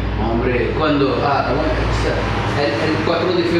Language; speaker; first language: Spanish; non-native, learner; French